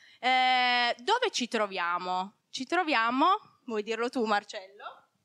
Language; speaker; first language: Italian; native; Italian